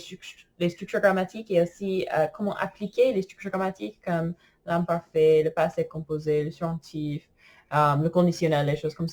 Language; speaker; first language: French; non-native, fluent; English